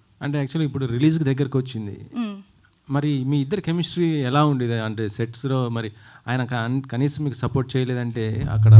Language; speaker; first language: Telugu; native; Telugu